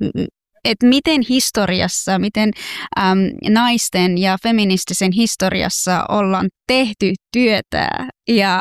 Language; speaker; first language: Finnish; early bilingual, other home language; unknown